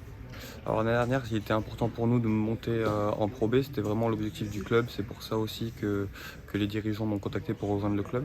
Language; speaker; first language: French; native; French